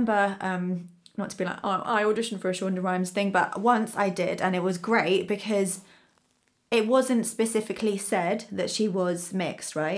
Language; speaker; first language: English; native; English